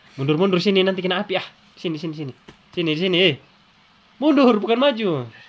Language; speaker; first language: Indonesian; native; Indonesian